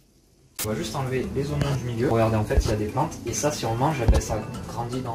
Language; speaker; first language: French; native; French